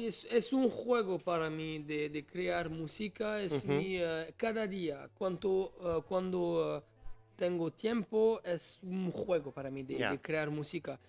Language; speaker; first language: Spanish; non-native, learner; French